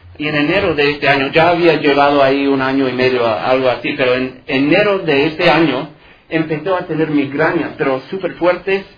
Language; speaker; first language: Spanish; non-native, fluent; English